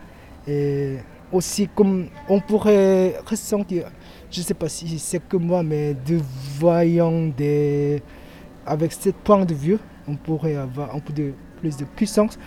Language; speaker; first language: French; non-native, learner; Korean